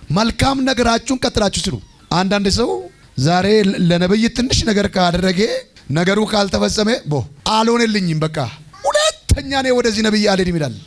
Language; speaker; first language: Amharic; non-native, local second language; Oromo